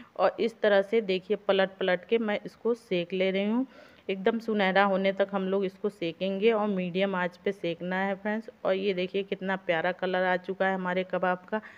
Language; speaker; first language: Hindi; native; Hindi